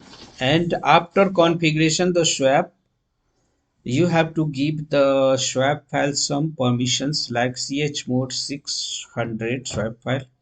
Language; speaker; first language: English; non-native, local second language; Hindi